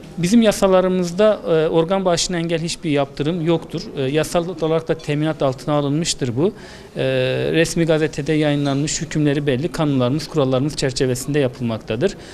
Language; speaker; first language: Turkish; native; Turkish